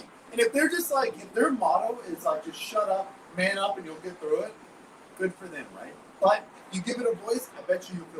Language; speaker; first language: English; native; English